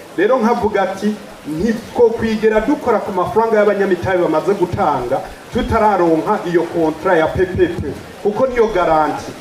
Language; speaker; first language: Rundi; early bilingual, heritage; Rundi